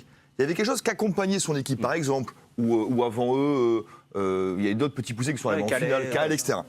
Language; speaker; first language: French; native; French